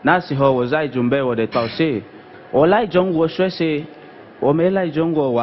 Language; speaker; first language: Chinese; non-native, learner; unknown